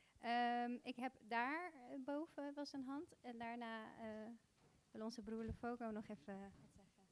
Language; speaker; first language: Dutch; early bilingual, other home language; Bosnian